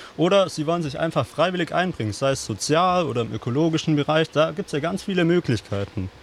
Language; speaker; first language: German; native; German